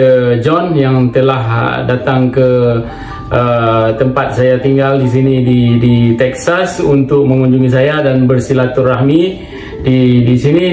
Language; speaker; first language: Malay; non-native, local second language; Achinese